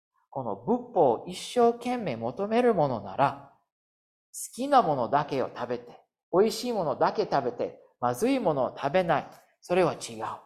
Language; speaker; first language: Japanese; non-native, fluent; English